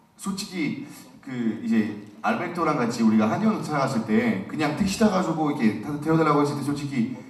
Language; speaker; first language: Korean; non-native, fluent; French